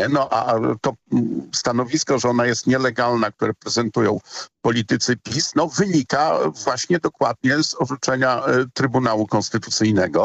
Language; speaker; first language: Polish; native; Polish